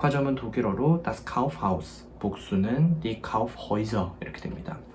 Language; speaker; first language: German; non-native, fluent; Korean